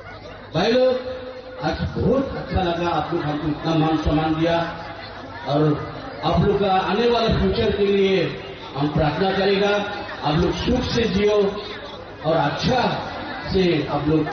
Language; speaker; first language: Hindi; non-native, local second language; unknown